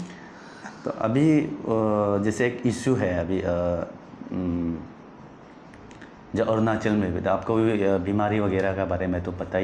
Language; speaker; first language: Hindi; non-native, local second language; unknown